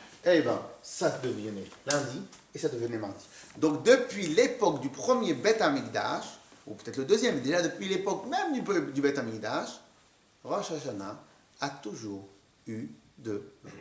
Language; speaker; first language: French; native; French